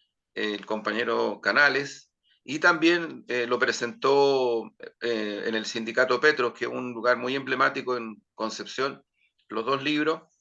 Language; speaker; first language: Spanish; native; Spanish